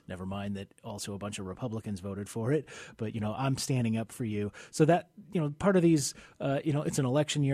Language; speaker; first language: English; native; English